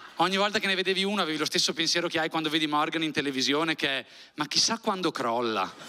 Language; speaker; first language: Italian; early bilingual, other home language; Albanian